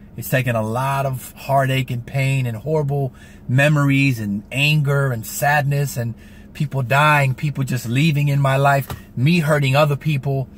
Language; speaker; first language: English; native; English